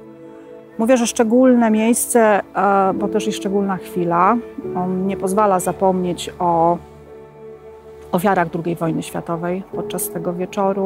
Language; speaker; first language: Polish; native; Polish